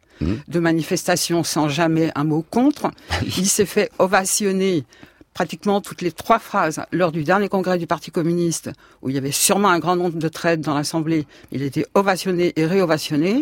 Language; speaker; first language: French; native; French